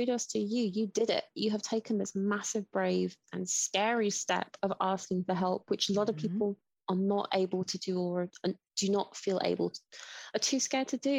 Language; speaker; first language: English; native; English